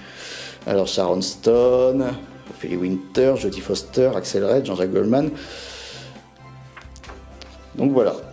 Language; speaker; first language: French; native; French